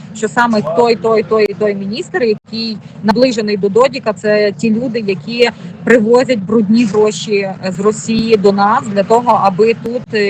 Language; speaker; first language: Ukrainian; native; Ukrainian